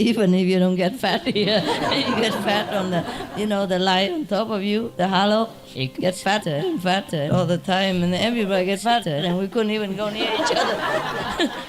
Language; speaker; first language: English; non-native, fluent; Vietnamese